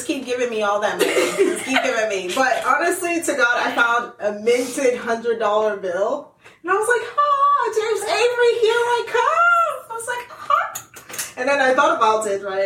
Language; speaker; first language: English; non-native, local second language; Yoruba